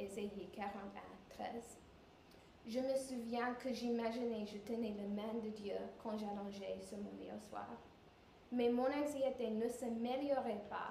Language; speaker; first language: French; non-native, learner; English